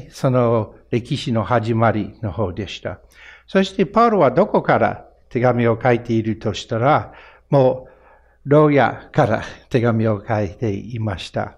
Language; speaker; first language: Japanese; non-native, fluent; English